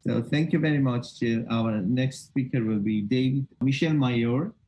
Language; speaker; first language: English; non-native, fluent; Armenian